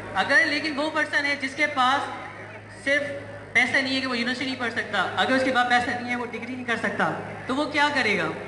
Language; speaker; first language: Urdu; non-native, local second language; Sindhi